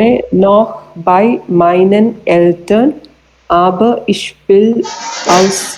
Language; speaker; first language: German; non-native, learner; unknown